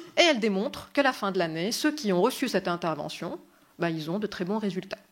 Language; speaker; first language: French; non-native, local second language; Arabic